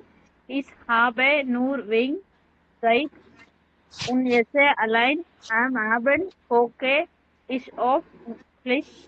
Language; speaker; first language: German; non-native, learner; Tamil